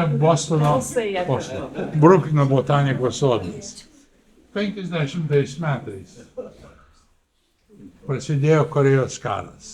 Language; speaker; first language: Lithuanian; native; Lithuanian